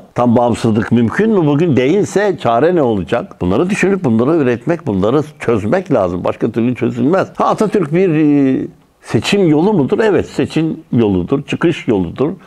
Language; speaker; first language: Turkish; native; Turkish